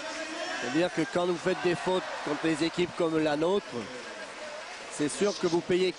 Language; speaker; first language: French; native; French